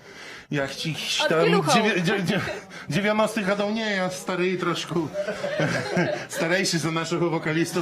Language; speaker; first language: Polish; non-native, learner; Belarusian